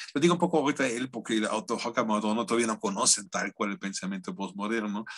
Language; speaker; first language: Spanish; non-native, fluent; German